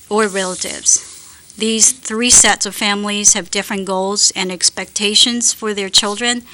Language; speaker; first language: English; non-native, fluent; Japanese